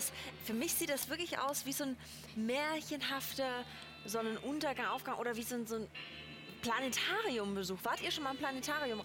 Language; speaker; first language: German; native; German